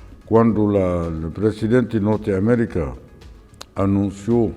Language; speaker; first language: Spanish; non-native, fluent; Arabic